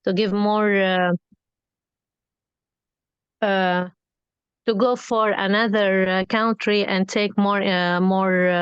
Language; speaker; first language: English; non-native, learner; Arabic